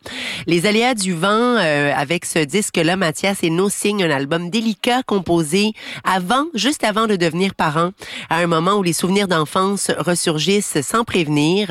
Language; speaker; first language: French; native; French